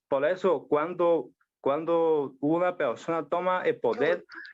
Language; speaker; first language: Spanish; non-native, learner; Chinese